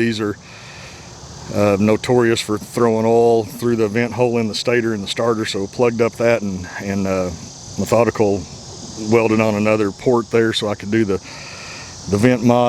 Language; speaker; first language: English; native; English